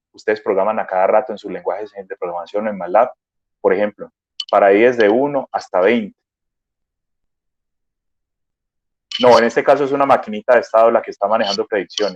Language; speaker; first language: Spanish; native; Spanish